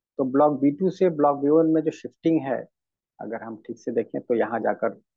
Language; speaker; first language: Hindi; native; Hindi